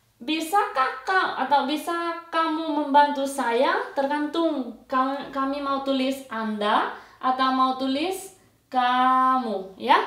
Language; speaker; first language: Indonesian; non-native, fluent; Spanish